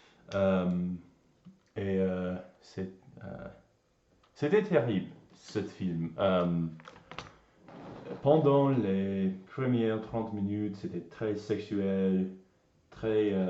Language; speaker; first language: French; non-native, learner; English